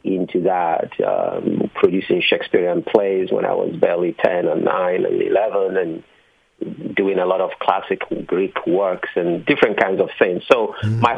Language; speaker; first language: English; non-native, local second language; Igbo